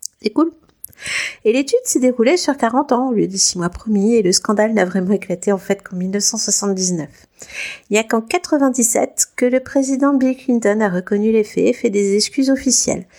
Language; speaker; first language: French; native; French